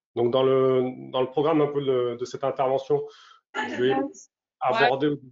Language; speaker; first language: French; native; French